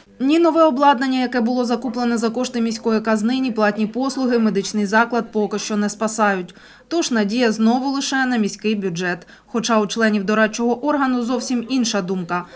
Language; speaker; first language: Ukrainian; native; Ukrainian